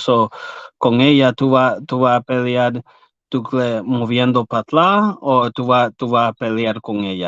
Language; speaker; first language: Spanish; early bilingual, heritage; English